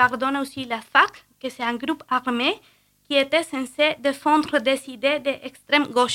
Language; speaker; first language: French; non-native, fluent; Spanish